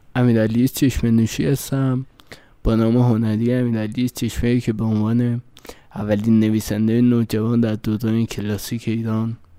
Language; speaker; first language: Persian; native; Persian